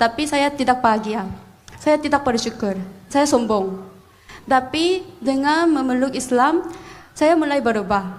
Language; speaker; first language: Indonesian; non-native, fluent; Korean